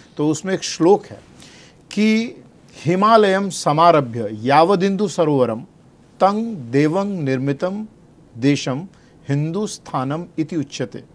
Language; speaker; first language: Hindi; native; Hindi